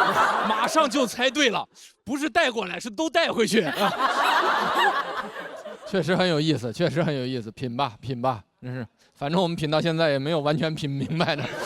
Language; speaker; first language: Chinese; native; Chinese